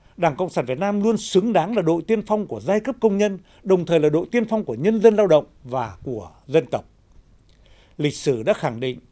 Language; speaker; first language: Vietnamese; native; Vietnamese